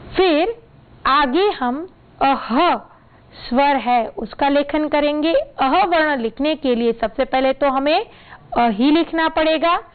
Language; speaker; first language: Hindi; non-native, local second language; Gujarati